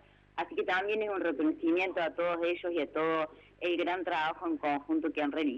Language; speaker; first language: Spanish; native; Spanish